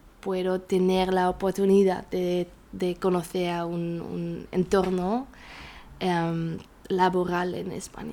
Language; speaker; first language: Spanish; non-native, learner; German